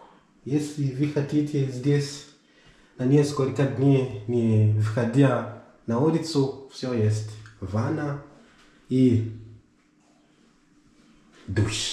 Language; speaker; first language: Russian; non-native, learner; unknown